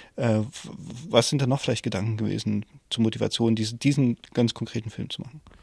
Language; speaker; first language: German; native; German